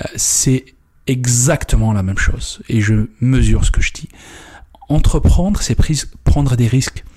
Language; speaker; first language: French; non-native, local second language; Kabyle